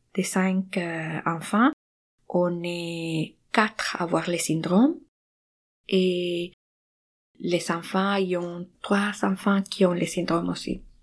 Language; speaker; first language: French; non-native, fluent; Spanish